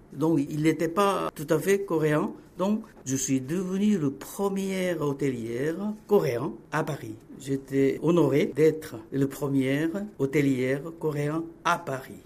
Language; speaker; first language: French; non-native, fluent; Korean